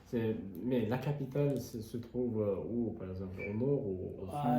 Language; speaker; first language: French; non-native, fluent; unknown